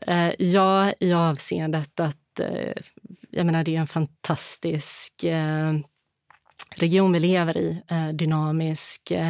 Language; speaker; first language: Swedish; early bilingual, other home language; Bosnian